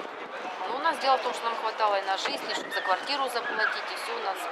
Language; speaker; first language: Russian; native; Russian